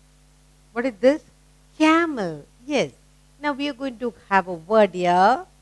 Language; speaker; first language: English; non-native, local second language; Tamil